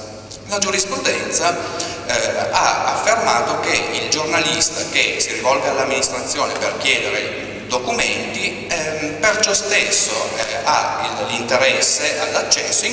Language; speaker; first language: Italian; native; Italian